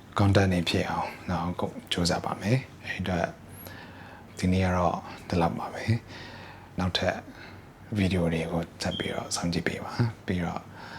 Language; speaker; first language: Burmese; early bilingual, heritage; Burmese